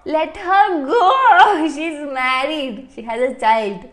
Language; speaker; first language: English; non-native, local second language; Malayalam